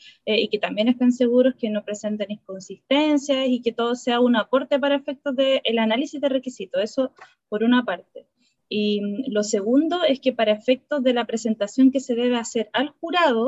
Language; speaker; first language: Spanish; native; Spanish